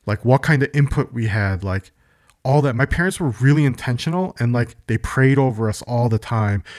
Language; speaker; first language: English; early bilingual, other home language; Korean